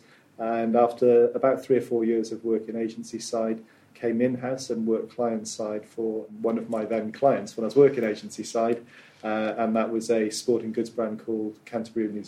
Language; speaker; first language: English; native; English